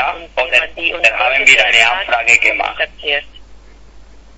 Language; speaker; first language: German; non-native, fluent; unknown